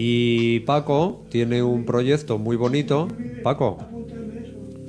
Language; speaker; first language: Spanish; native; Spanish